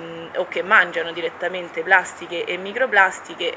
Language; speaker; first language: Italian; native; Italian